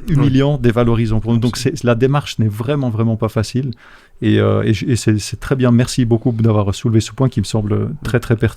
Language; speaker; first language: French; native; French